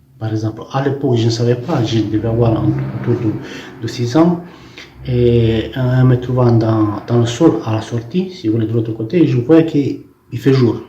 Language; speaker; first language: French; non-native, fluent; Romanian